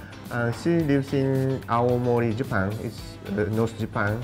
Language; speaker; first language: English; non-native, learner; Japanese